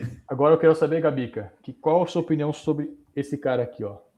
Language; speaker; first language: Portuguese; native; Portuguese